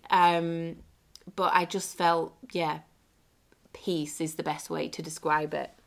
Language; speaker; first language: English; native; English